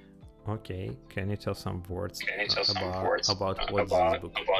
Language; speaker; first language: English; non-native, learner; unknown